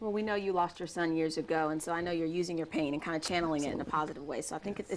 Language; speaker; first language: English; native; English